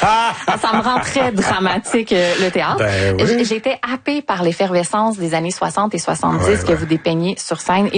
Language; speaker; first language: French; native; French